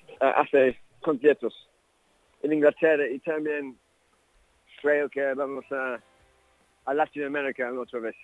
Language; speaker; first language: Spanish; non-native, learner; English